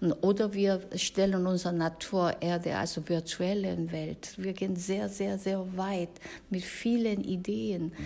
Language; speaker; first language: German; non-native, fluent; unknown